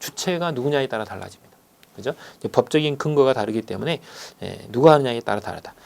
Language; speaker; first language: Korean; native; Korean